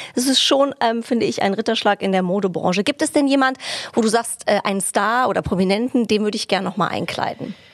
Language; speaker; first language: German; native; German